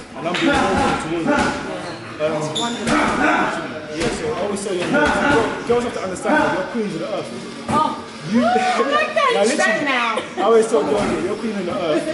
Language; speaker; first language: English; native; English